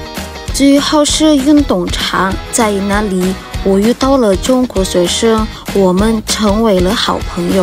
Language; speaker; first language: Chinese; non-native, learner; Indonesian